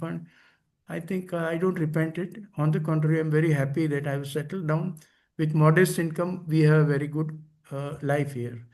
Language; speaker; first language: English; non-native, local second language; Gujarati